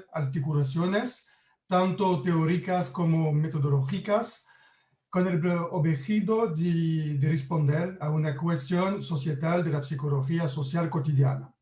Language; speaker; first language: Spanish; non-native, learner; French